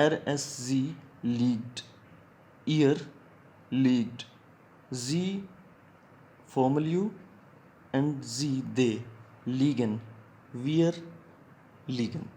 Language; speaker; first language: German; non-native, learner; Hindi